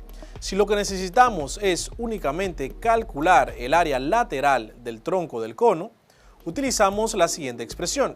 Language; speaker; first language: Spanish; native; Spanish